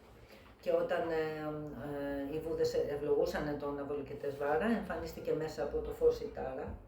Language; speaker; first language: Greek; native; Greek